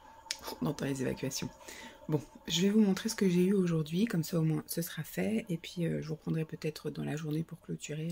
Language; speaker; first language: French; native; French